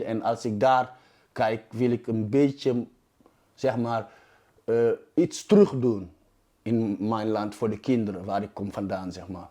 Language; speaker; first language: Dutch; non-native, fluent; Wolof